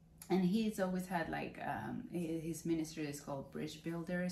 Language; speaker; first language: English; non-native, fluent; Spanish